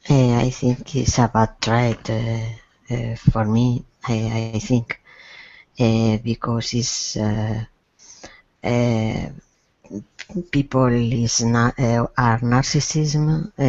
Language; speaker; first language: English; non-native, learner; Spanish